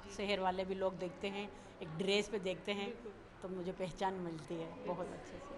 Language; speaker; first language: Hindi; non-native, local second language; Bhili